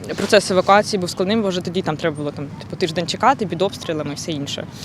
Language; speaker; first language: Ukrainian; non-native, local second language; Russian